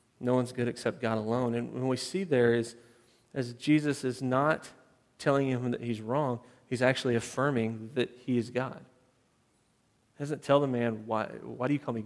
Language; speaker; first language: English; native; English